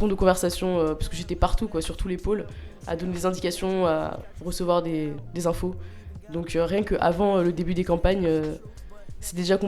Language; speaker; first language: French; native; French